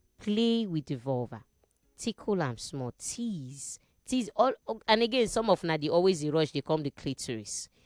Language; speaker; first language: Nigerian Pidgin; non-native, local second language; Igbo